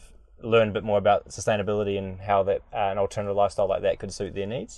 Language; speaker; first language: English; native; English